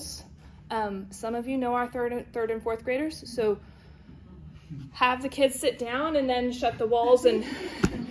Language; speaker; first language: English; native; English